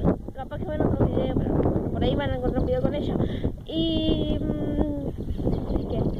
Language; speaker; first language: Spanish; native; Spanish